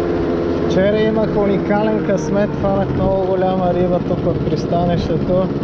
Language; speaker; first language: Bulgarian; native; Bulgarian